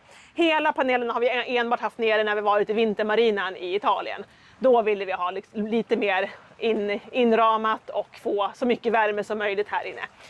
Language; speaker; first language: Swedish; native; Swedish